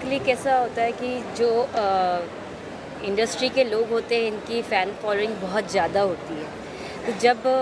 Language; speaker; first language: Hindi; native; Hindi